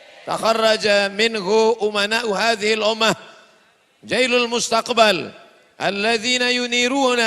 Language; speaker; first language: Arabic; non-native, fluent; Indonesian